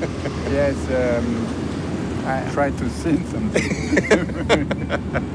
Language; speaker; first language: English; non-native, learner; French